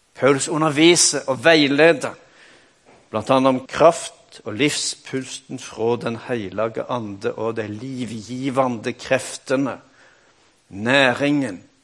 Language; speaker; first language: Norwegian; native; Norwegian